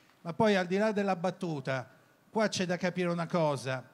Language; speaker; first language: Italian; native; Italian